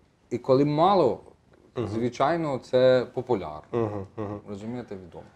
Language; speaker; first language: Ukrainian; non-native, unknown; Persian